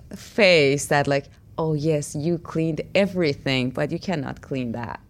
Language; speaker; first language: English; non-native, fluent; Persian